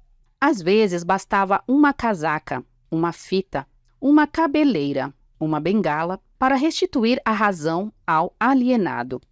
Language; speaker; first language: Portuguese; native; Portuguese